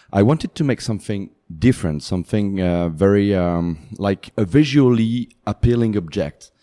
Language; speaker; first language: English; non-native, fluent; French